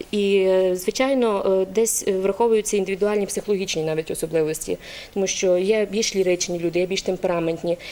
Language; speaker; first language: Ukrainian; native; Ukrainian